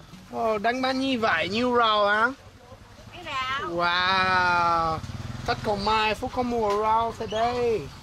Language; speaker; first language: Vietnamese; non-native, learner; English